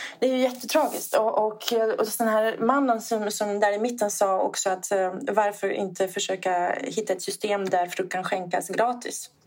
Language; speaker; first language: Swedish; non-native, fluent; Italian